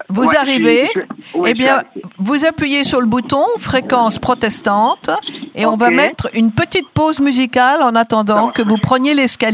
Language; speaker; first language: French; native; French